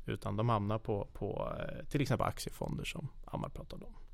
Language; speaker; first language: Swedish; native; Swedish